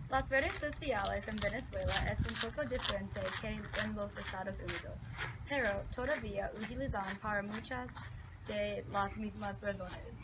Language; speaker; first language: Spanish; non-native, learner; English